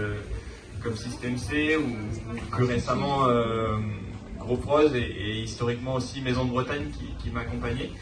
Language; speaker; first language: French; native; French